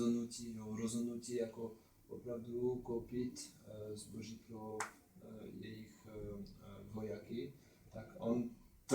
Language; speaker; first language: Czech; non-native, learner; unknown